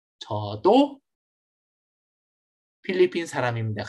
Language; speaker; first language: Korean; non-native, learner; Filipino